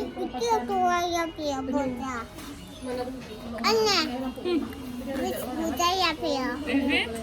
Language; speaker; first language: Turkish; early bilingual, heritage; Turkish